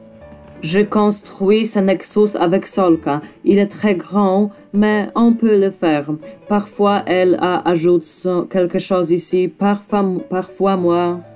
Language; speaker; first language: French; non-native, learner; Polish